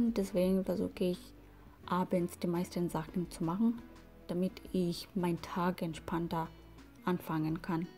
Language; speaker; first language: German; non-native, fluent; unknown